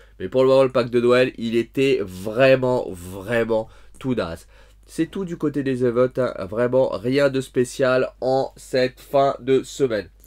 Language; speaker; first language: French; native; French